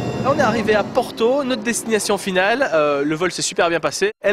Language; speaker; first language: French; native; French